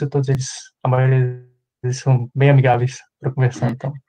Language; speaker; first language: Portuguese; native; Portuguese